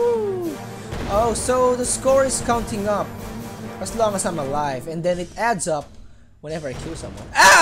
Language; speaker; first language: English; non-native, local second language; Filipino